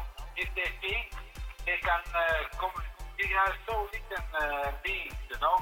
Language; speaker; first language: English; non-native, learner; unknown